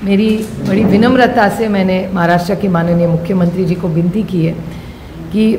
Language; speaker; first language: Hindi; non-native, local second language; Marathi